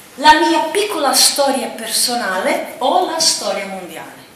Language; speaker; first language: Italian; non-native, fluent; Portuguese